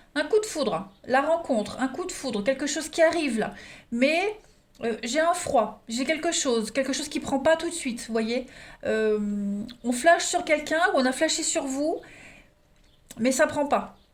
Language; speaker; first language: French; native; French